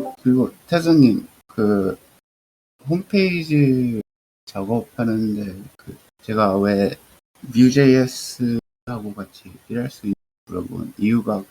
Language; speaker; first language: Korean; early bilingual, heritage; Korean